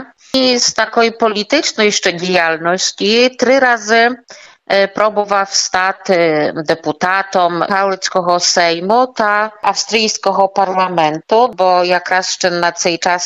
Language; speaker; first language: Ukrainian; early bilingual, heritage; Ukrainian